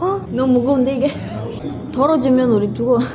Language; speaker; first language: Korean; non-native, learner; Filipino